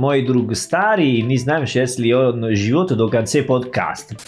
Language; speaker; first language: Russian; non-native, learner; Italian